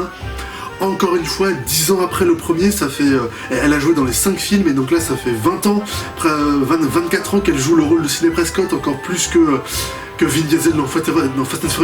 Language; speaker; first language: French; native; French